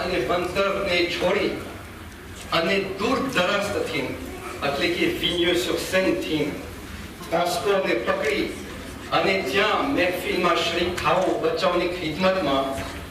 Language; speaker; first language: Gujarati; early bilingual, heritage; Gujarati